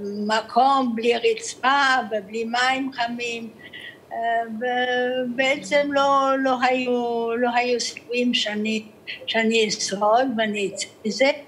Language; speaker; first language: Hebrew; early bilingual, other home language; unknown